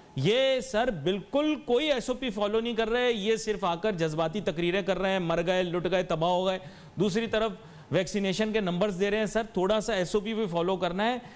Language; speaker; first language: Urdu; non-native, local second language; Punjabi